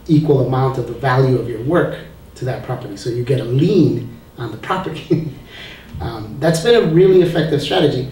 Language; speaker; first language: English; early bilingual, other home language; Spanish